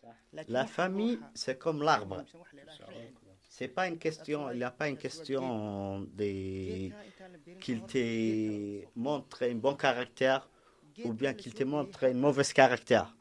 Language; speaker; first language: French; non-native, learner; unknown